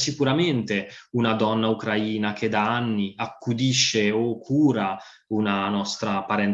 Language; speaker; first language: Italian; native; Italian